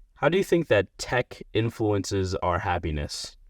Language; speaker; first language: English; native; English